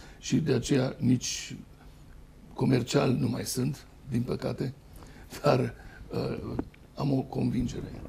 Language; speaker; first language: Romanian; native; Romanian